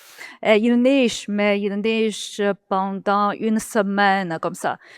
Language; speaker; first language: French; non-native, learner; Chinese